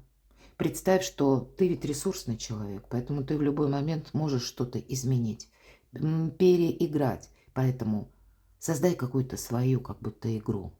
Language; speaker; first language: Russian; native; Russian